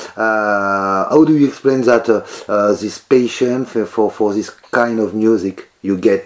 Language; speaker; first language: English; non-native, learner; French